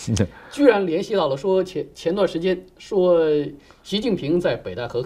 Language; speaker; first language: Chinese; native; Chinese